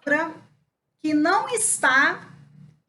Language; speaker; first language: Portuguese; native; Portuguese